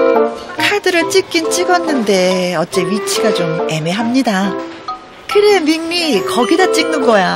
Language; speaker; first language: Korean; native; Korean